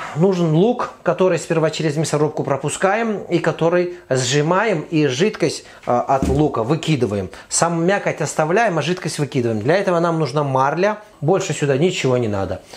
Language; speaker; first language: Russian; non-native, fluent; Azerbaijani